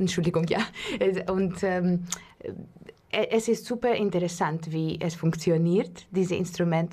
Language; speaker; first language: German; non-native, learner; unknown